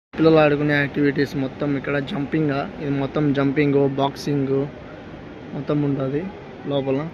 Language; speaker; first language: Telugu; non-native, local second language; Urdu